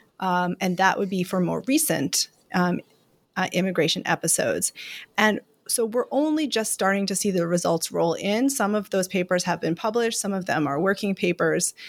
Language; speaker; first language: English; native; English